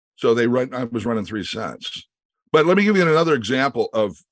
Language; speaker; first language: English; native; English